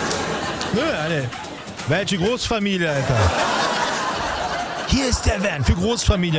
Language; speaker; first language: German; early bilingual, other home language; Turkish